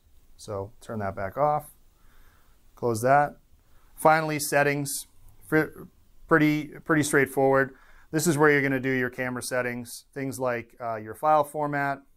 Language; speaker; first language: English; native; English